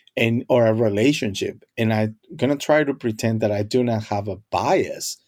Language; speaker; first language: English; non-native, fluent; Spanish